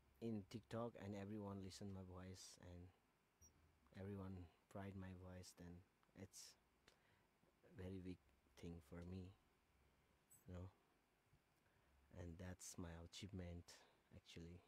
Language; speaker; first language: English; non-native, learner; Nepali